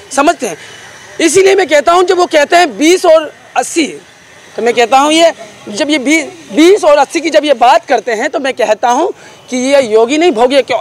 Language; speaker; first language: Hindi; native; Hindi